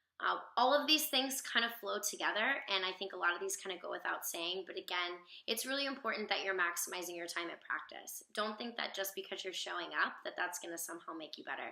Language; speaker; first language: English; native; English